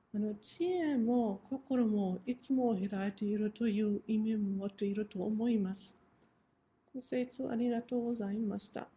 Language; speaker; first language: Japanese; non-native, fluent; German